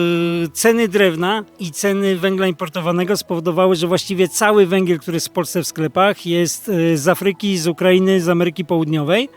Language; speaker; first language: Polish; native; Polish